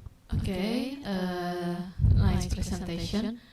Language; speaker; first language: English; non-native, learner; Indonesian